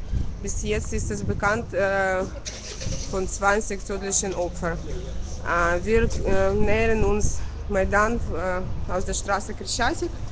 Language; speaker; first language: German; non-native, fluent; Russian